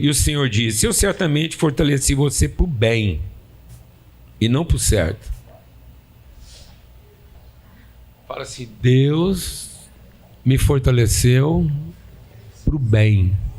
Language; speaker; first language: Portuguese; native; Portuguese